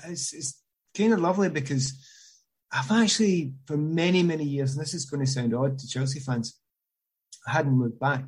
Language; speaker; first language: English; native; English